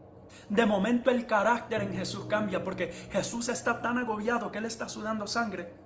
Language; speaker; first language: Spanish; native; Spanish